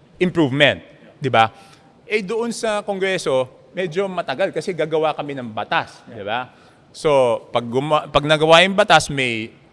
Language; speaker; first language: Filipino; native; Filipino